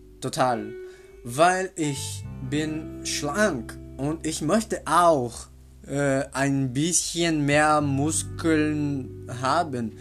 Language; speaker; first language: German; non-native, learner; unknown